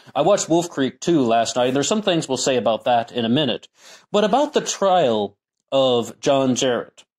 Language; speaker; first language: English; native; English